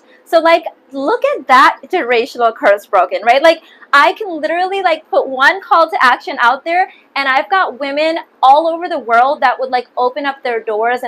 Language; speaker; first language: English; early bilingual, other home language; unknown